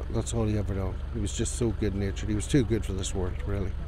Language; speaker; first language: English; native; English